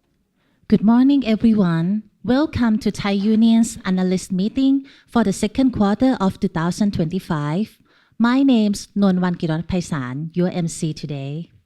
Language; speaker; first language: English; non-native, fluent; Thai